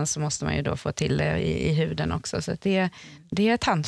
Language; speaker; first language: Swedish; native; Swedish